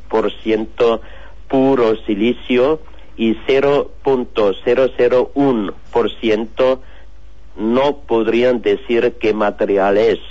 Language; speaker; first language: Spanish; non-native, learner; German